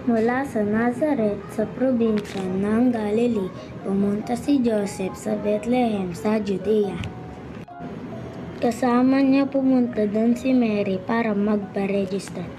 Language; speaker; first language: Filipino; native; Filipino